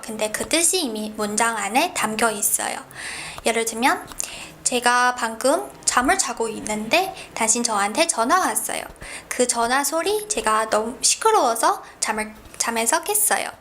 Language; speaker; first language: Korean; non-native, fluent; Chinese